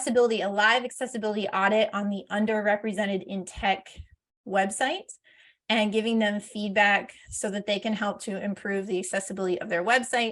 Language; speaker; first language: English; native; English